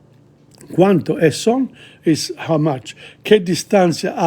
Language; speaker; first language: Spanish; non-native, learner; English